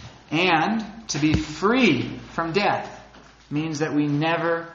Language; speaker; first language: English; native; English